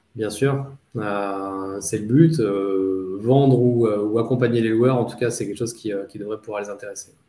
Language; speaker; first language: French; native; French